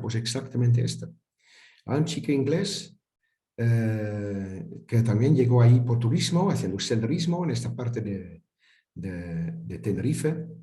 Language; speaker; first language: Spanish; non-native, fluent; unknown